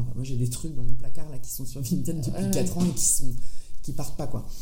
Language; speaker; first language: French; native; French